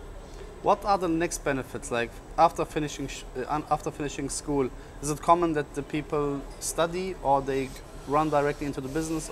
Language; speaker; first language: English; non-native, learner; German